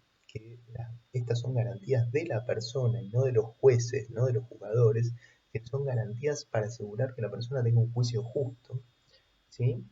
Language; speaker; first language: Spanish; native; Spanish